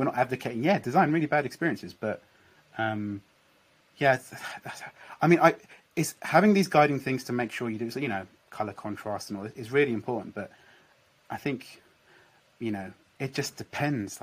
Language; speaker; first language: English; native; English